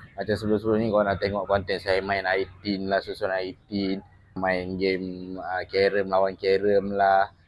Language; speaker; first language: Malay; native; Malay